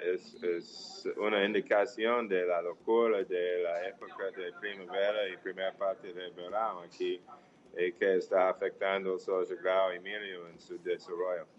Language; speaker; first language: Portuguese; non-native, learner; English